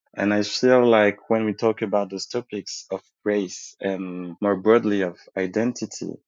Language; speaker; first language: English; early bilingual, other home language; French